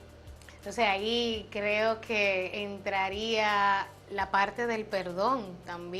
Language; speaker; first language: Spanish; native; Spanish